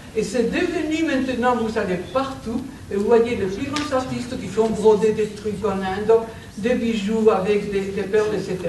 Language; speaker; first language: French; non-native, fluent; Spanish